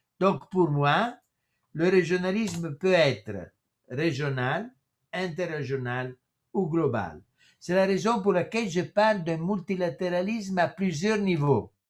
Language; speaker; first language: French; non-native, fluent; Italian